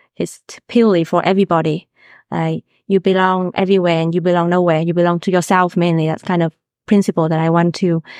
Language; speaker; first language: English; non-native, fluent; Vietnamese